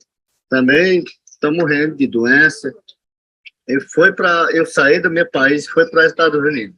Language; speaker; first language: Portuguese; non-native, local second language; Yanomámi